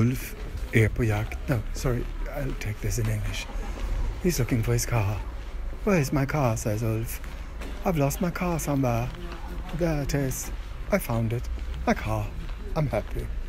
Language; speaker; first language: English; non-native, fluent; Swedish